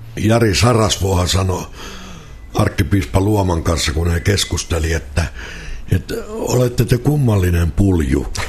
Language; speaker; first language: Finnish; native; Finnish